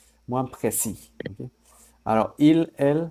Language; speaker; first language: French; non-native, fluent; Sinhala